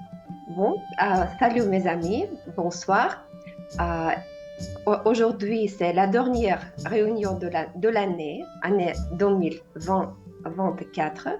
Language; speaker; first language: French; non-native, fluent; Russian